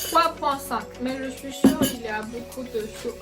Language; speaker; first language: French; non-native, learner; Chinese